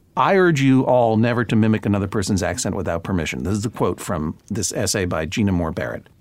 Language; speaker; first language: English; native; English